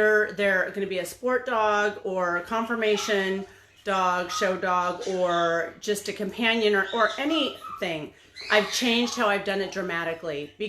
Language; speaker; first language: English; native; English